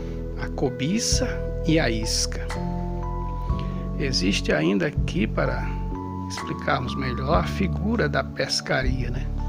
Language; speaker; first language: Portuguese; native; Portuguese